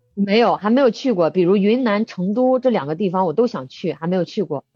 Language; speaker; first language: Chinese; native; Chinese